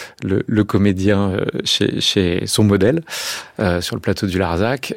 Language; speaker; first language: French; native; French